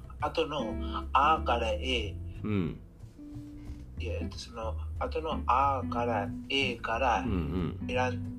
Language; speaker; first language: Japanese; non-native, learner; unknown